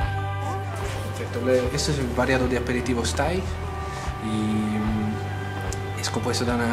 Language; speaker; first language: Spanish; non-native, fluent; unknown